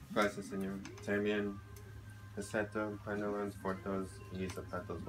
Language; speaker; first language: Spanish; non-native, learner; English